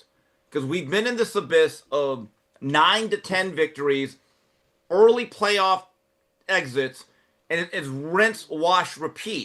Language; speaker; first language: English; native; English